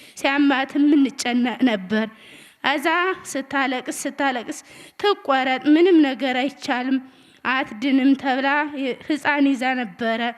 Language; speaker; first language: Amharic; native; Amharic